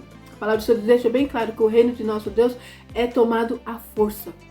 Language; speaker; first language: Portuguese; native; Portuguese